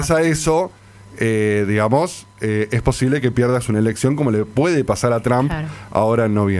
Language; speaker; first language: Spanish; native; Spanish